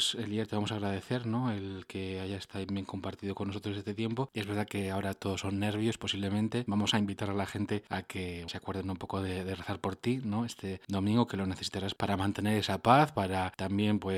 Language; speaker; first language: Spanish; native; Spanish